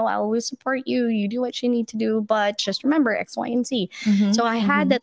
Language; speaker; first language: English; non-native, local second language; Filipino